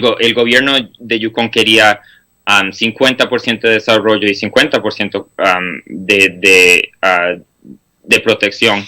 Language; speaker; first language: Spanish; non-native, fluent; English